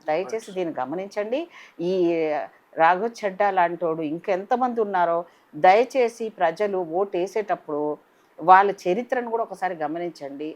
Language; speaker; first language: Telugu; native; Telugu